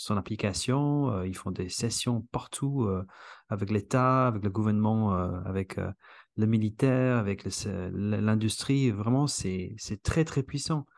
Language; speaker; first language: French; non-native, fluent; English